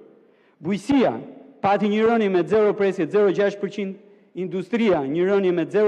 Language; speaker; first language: Albanian; native; Albanian